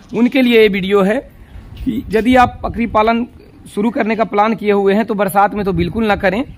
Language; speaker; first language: Hindi; native; Hindi